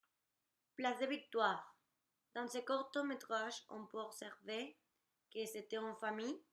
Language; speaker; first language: French; non-native, learner; Spanish